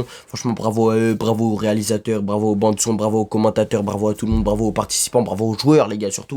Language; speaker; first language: French; native; French